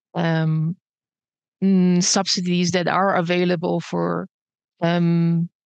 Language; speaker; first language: English; early bilingual, other home language; Bosnian